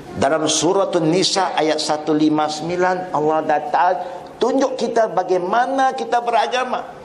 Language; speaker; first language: Malay; non-native, local second language; Chinese